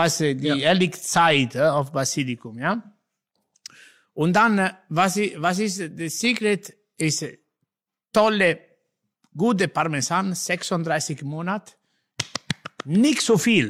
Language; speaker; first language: German; non-native, learner; Italian